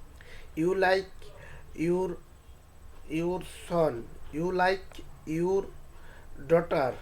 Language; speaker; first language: English; non-native, learner; Bangla